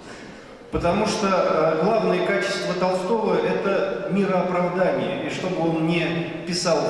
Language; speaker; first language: Russian; native; Russian